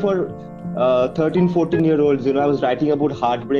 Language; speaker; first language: English; non-native, local second language; Bangla